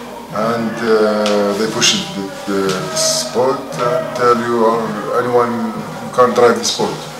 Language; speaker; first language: English; non-native, learner; Arabic